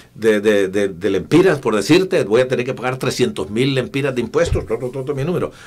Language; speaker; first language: Spanish; native; Spanish